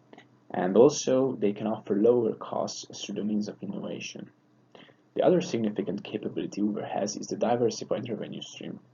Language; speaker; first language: English; non-native, fluent; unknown